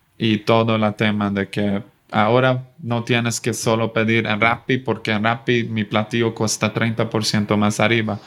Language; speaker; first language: Spanish; non-native, fluent; Swedish